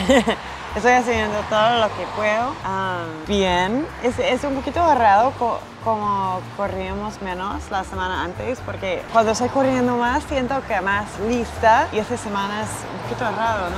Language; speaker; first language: Spanish; non-native, learner; English